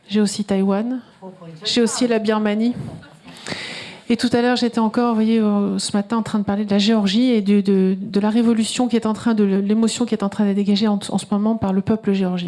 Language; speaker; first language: French; native; French